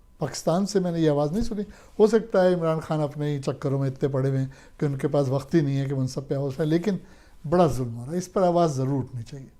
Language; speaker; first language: Urdu; native; Urdu